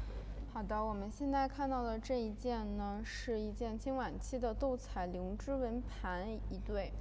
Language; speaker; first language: Chinese; native; Chinese